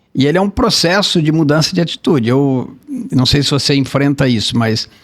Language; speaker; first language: Portuguese; native; Portuguese